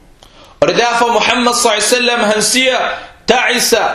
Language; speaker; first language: Danish; early bilingual, other home language; Arabic